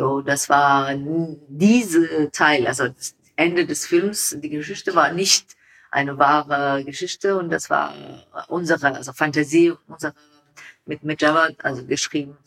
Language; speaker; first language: German; non-native, learner; Persian